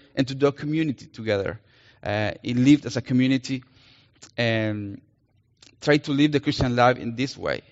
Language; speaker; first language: English; non-native, fluent; Spanish